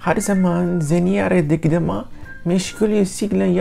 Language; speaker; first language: Turkish; non-native, learner; Portuguese